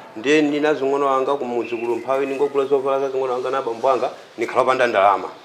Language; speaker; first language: Nyanja; native; Nyanja